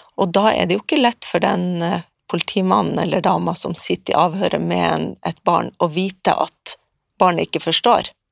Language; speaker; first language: Norwegian; native; Norwegian